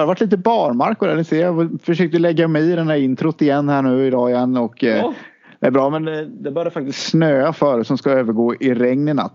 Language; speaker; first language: Swedish; native; Swedish